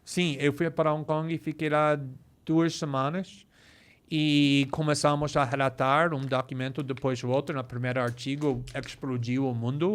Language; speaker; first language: Portuguese; non-native, fluent; English